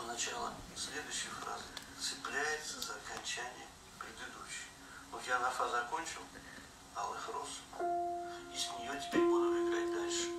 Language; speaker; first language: Russian; native; Russian